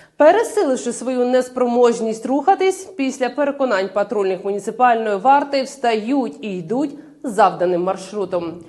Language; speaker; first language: Ukrainian; native; Ukrainian